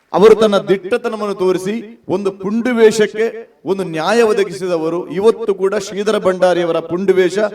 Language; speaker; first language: Kannada; non-native, local second language; Tulu